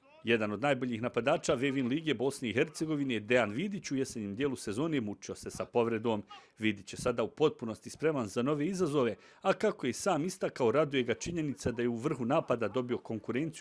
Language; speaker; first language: Bosnian; native; Bosnian